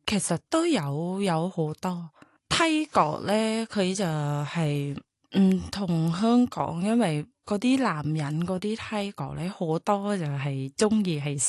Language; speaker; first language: Cantonese; non-native, learner; Thai